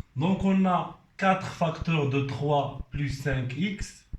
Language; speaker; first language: French; non-native, local second language; Arabic